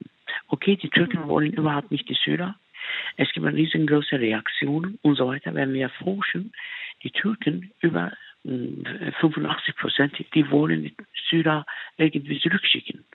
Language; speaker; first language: German; non-native, fluent; Turkish